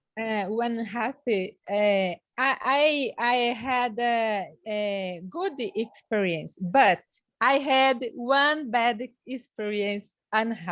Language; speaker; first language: English; non-native, learner; Portuguese